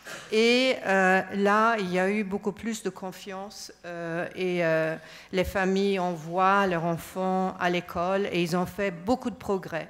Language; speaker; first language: French; non-native, fluent; German